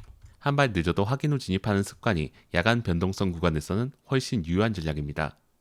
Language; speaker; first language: Korean; native; Korean